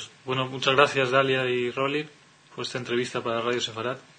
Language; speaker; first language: Spanish; native; Spanish